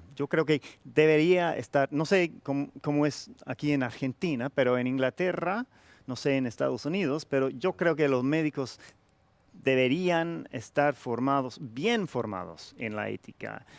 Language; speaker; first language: Spanish; non-native, fluent; English